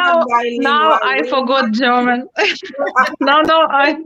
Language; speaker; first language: English; non-native, learner; Ukrainian